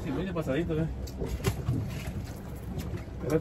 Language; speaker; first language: Spanish; native; Spanish